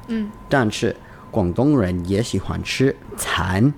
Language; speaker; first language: Chinese; non-native, learner; English